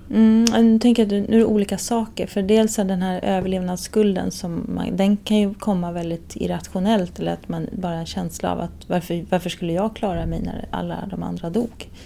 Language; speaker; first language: Swedish; native; Swedish